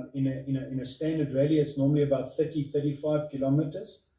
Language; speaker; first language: English; non-native, local second language; Afrikaans